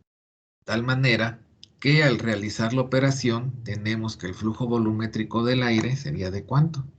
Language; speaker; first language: Spanish; native; Spanish